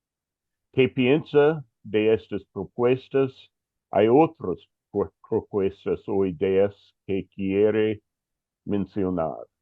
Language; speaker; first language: Spanish; non-native, fluent; English